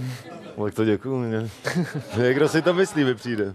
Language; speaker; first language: Czech; native; Czech